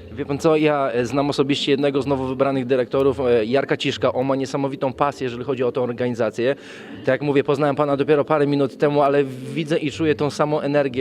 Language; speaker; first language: Polish; native; Polish